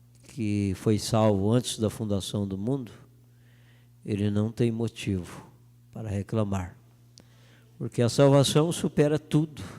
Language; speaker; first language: Portuguese; native; Portuguese